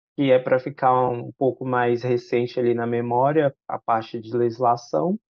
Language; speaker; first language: Portuguese; native; Portuguese